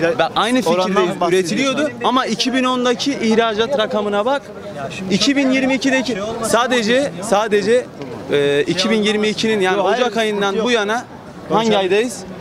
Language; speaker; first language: Turkish; native; Turkish